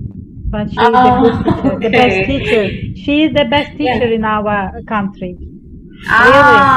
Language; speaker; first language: English; non-native, fluent; Azerbaijani